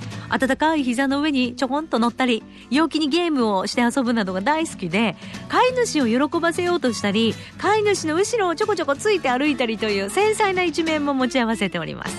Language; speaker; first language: Japanese; native; Japanese